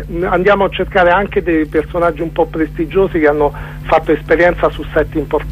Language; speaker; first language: Italian; native; Italian